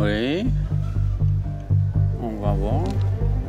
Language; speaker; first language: French; non-native, learner; German